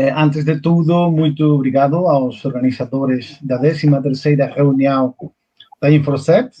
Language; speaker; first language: Portuguese; non-native, learner; Spanish